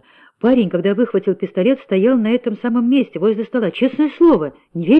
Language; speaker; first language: Russian; native; Russian